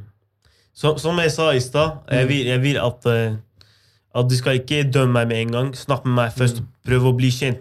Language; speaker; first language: Norwegian; non-native, fluent; Arabic